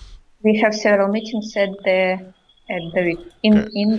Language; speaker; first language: English; non-native, learner; Russian